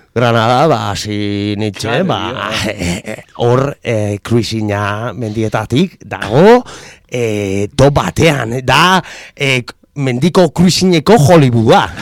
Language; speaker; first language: Basque; non-native, local second language; Spanish